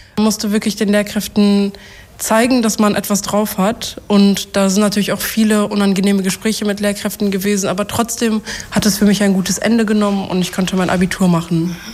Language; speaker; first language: German; early bilingual, other home language; Kurdish